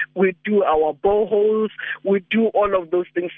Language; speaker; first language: English; non-native, local second language; Northern Sotho